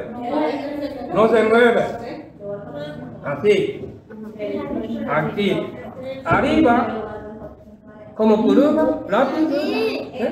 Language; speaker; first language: Spanish; non-native, learner; Japanese